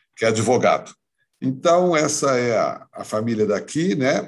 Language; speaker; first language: Portuguese; native; Portuguese